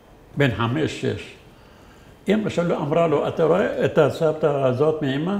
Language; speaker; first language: Hebrew; non-native, fluent; Arabic